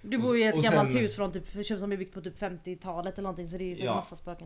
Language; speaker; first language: Swedish; native; Swedish